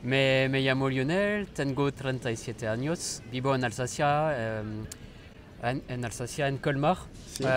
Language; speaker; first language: Spanish; non-native, learner; French